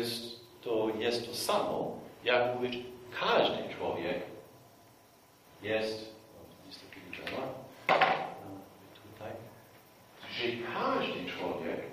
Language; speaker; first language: Polish; non-native, fluent; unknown